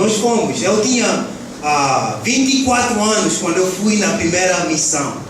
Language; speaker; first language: Portuguese; early bilingual, heritage; Portuguese